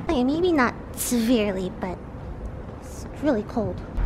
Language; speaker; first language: English; early bilingual, other home language; Korean